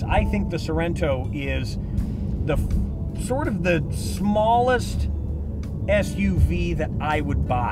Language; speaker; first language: English; native; English